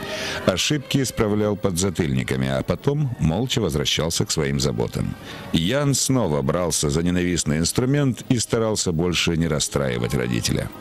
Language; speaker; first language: Russian; native; Russian